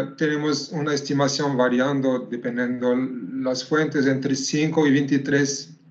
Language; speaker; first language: Spanish; non-native, fluent; French